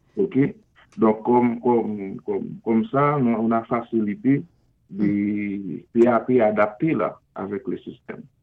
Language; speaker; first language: French; non-native, local second language; Haitian Creole